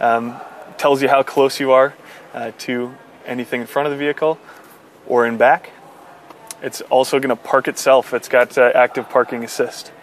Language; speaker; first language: English; native; English